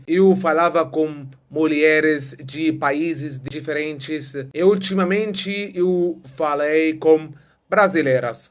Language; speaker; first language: Portuguese; non-native, fluent; Arabic